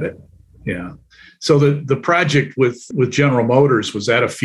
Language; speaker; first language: English; native; English